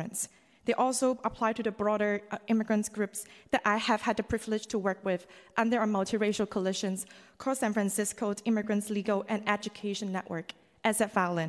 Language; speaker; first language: English; non-native, local second language; Cantonese